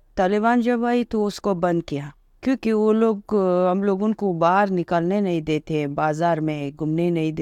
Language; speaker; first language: Hindi; non-native, learner; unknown